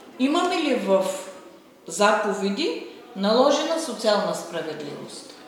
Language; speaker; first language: Bulgarian; non-native, fluent; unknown